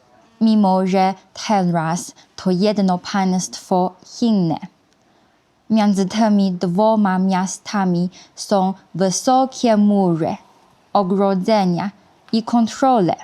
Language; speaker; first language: Polish; non-native, fluent; Chinese